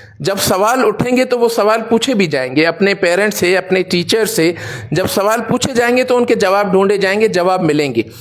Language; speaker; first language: Urdu; non-native, local second language; Sindhi